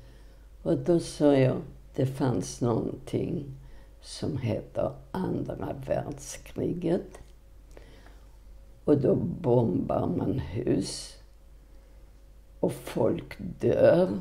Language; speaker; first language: Swedish; non-native, fluent; Polish